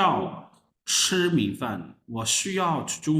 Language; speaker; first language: Chinese; non-native, fluent; Urdu